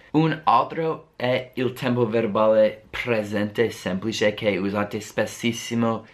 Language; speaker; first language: Italian; non-native, fluent; English